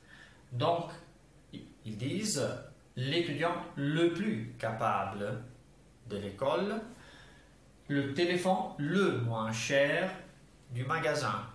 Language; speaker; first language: French; non-native, fluent; Italian